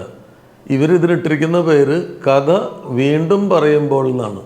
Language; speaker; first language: Malayalam; native; Malayalam